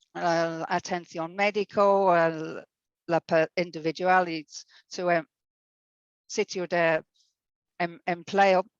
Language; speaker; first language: Spanish; non-native, fluent; English